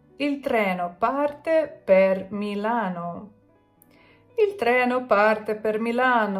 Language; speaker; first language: Italian; non-native, fluent; Ukrainian